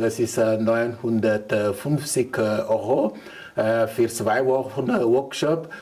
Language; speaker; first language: German; non-native, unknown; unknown